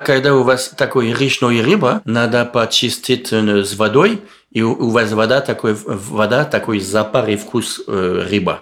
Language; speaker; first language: Russian; non-native, learner; French